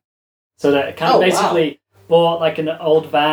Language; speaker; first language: English; native; English